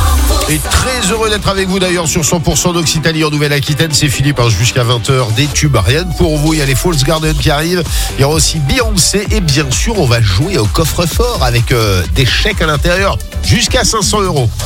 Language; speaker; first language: French; native; French